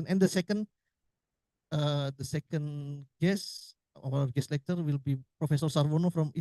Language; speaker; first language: English; non-native, learner; Indonesian